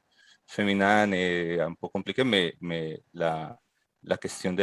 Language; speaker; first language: French; non-native, fluent; Spanish